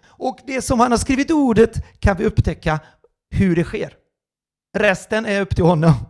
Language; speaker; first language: Swedish; non-native, fluent; Portuguese